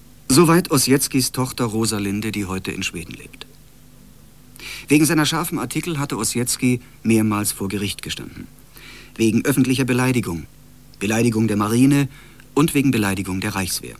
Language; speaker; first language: German; native; German